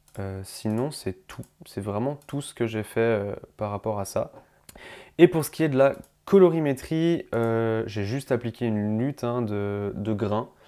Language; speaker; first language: French; native; French